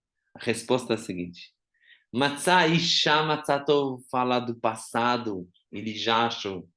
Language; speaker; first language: Portuguese; non-native, fluent; Hebrew